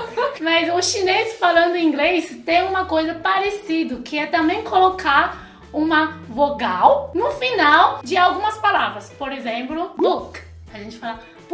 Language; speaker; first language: Portuguese; non-native, fluent; Chinese